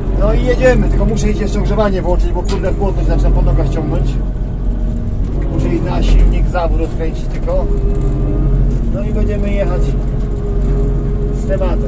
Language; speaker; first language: Polish; native; Polish